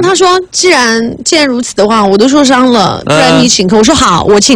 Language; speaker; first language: Chinese; native; Chinese